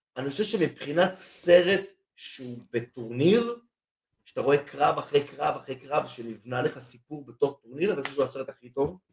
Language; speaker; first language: Hebrew; native; Hebrew